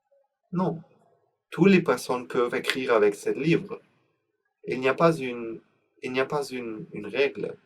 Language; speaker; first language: French; non-native, learner; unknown